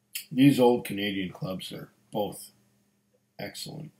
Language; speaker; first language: English; native; English